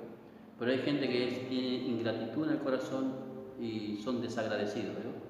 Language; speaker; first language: Spanish; native; Spanish